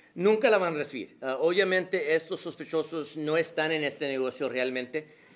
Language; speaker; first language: Spanish; early bilingual, other home language; English